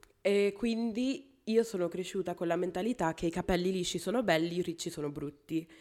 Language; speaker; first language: Italian; non-native, fluent; Spanish